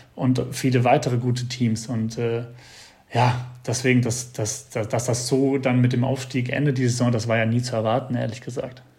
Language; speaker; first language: German; native; German